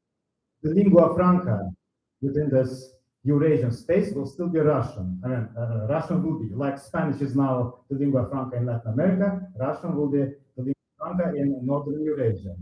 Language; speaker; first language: English; non-native, fluent; Russian